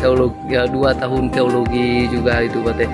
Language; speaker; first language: Indonesian; non-native, learner; Vietnamese